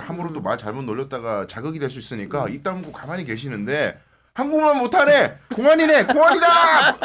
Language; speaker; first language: Korean; native; Korean